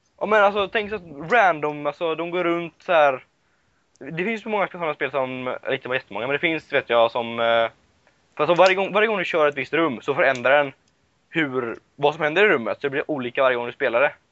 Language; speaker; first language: Swedish; native; Swedish